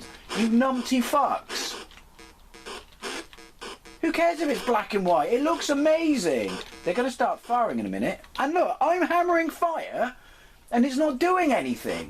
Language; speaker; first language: English; native; English